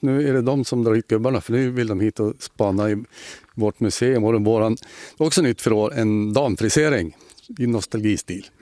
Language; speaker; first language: Swedish; native; Swedish